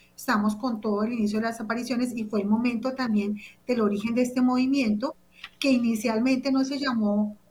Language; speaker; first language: Spanish; native; Spanish